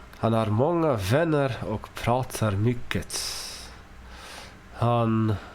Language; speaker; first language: Swedish; non-native, learner; English